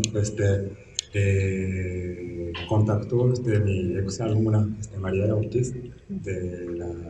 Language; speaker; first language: Spanish; non-native, fluent; Japanese